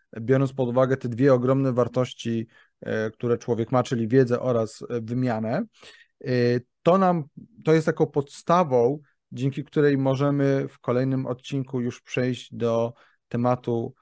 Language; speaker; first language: Polish; native; Polish